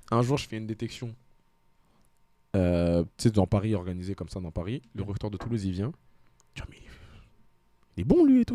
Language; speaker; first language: French; native; French